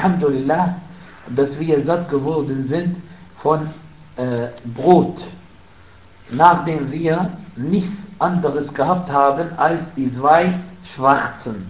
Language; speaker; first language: German; non-native, fluent; Arabic